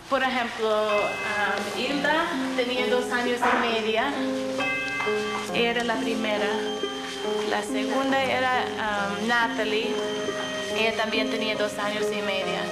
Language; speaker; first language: Spanish; non-native, fluent; English